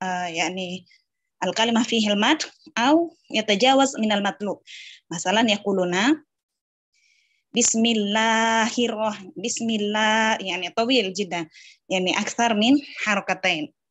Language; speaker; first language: Arabic; non-native, fluent; Indonesian